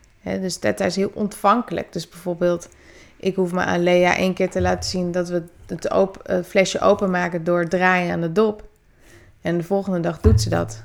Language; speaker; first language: Dutch; native; Dutch